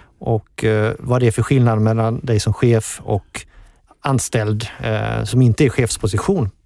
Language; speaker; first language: Swedish; native; Swedish